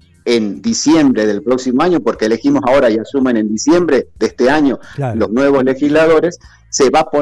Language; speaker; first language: Spanish; native; Spanish